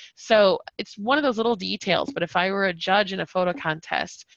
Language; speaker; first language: English; native; English